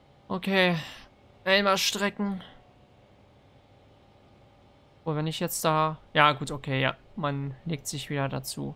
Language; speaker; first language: German; native; German